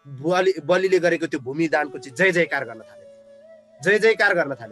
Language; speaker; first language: Nepali; native; Nepali